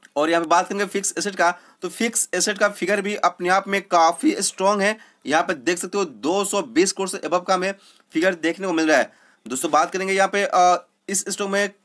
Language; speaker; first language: Hindi; native; Hindi